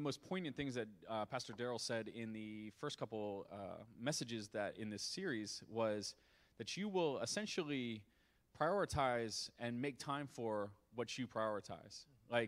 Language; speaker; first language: English; native; English